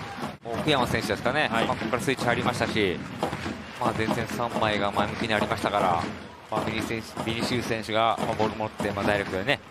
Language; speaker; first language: Japanese; native; Japanese